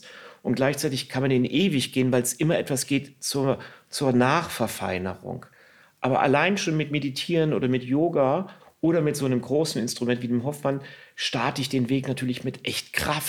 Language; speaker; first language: German; native; German